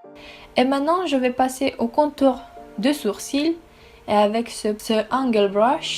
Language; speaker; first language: French; non-native, fluent; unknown